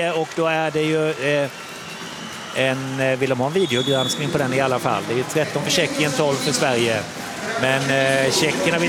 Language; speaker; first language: Swedish; native; Swedish